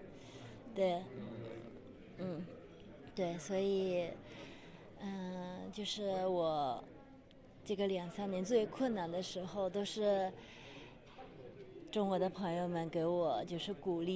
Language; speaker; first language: Chinese; non-native, fluent; Japanese